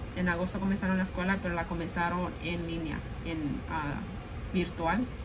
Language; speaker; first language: Spanish; early bilingual, heritage; Spanish